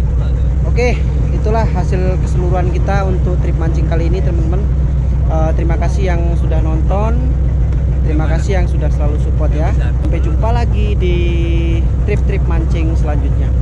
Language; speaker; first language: Malay; native; Malay